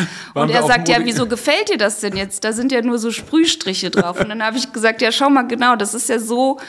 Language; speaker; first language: German; native; German